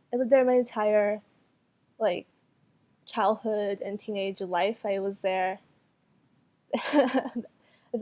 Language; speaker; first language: English; early bilingual, other home language; Cantonese